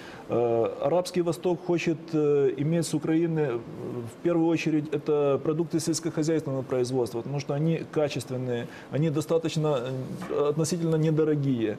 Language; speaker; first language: Russian; native; Russian